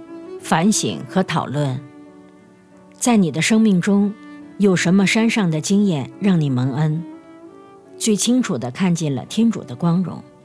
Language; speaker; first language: Chinese; native; Chinese